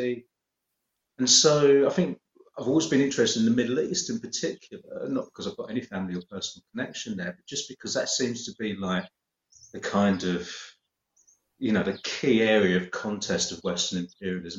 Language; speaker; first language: English; native; English